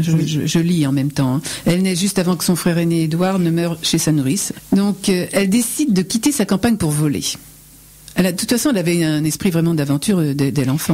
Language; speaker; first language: French; native; French